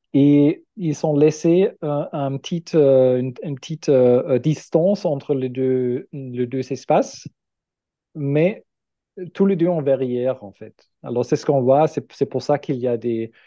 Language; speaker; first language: French; non-native, fluent; German